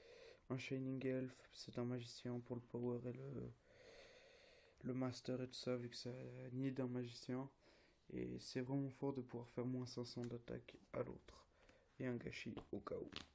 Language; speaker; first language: French; native; French